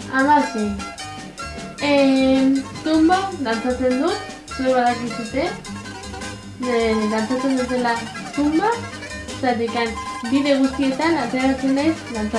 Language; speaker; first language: Basque; non-native, local second language; Spanish